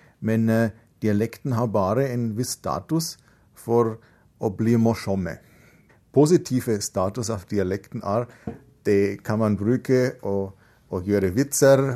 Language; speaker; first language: Norwegian; non-native, fluent; German